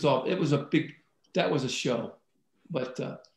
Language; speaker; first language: English; early bilingual, other home language; Italian